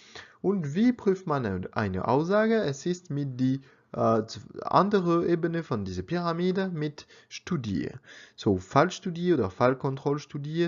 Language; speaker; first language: German; non-native, learner; French